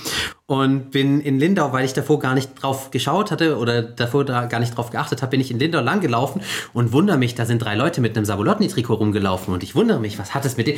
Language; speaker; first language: German; native; German